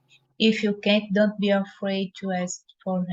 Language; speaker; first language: English; non-native, learner; Portuguese